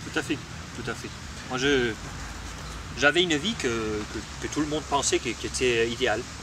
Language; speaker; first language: French; non-native, fluent; Spanish